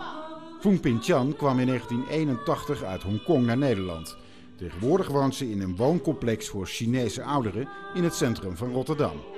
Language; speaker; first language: Dutch; native; Dutch